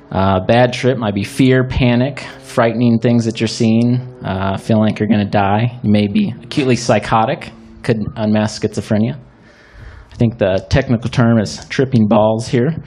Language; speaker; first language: English; native; English